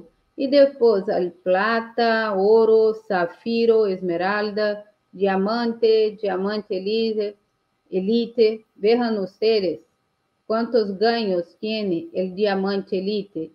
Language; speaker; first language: Portuguese; non-native, learner; Spanish